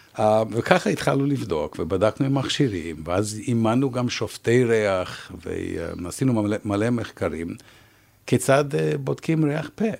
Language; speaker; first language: Hebrew; non-native, fluent; English